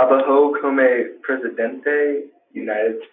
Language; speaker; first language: Spanish; non-native, learner; English